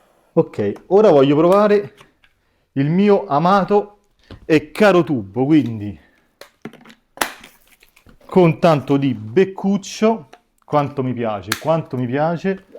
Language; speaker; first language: Italian; native; Italian